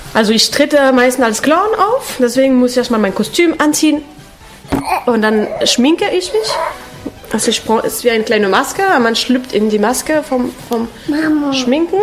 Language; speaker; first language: German; non-native, fluent; French